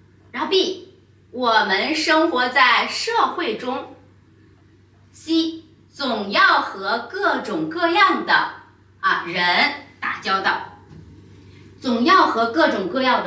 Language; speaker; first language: Chinese; native; Chinese